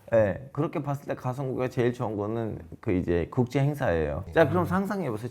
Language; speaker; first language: Korean; non-native, fluent; Turkish